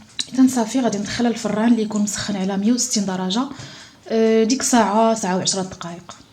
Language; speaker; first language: Arabic; native; Arabic